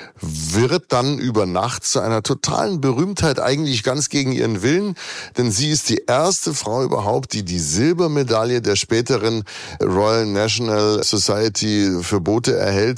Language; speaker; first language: German; native; German